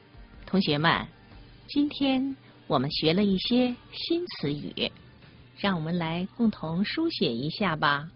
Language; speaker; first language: Chinese; native; Chinese